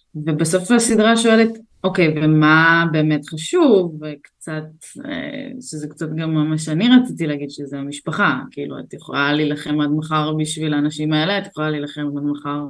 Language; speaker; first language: Hebrew; early bilingual, other home language; Russian